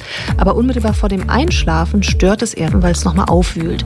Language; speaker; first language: German; native; German